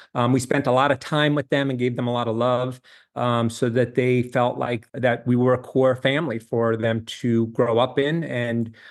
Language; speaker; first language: English; native; English